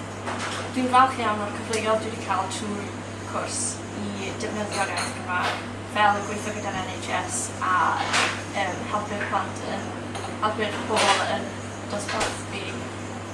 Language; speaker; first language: Welsh; non-native, local second language; English